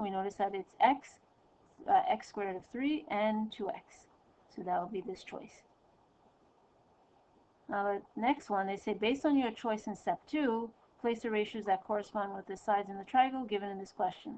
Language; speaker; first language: English; native; English